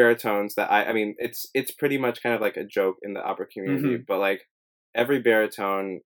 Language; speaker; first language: English; native; English